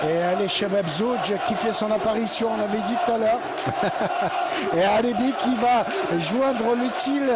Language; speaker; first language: French; non-native, local second language; Arabic